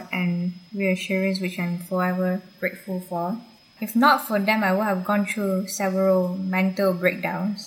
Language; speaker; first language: English; non-native, local second language; Chinese